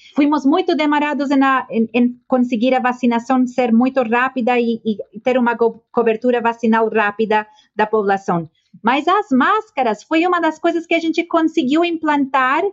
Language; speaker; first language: Portuguese; non-native, fluent; Spanish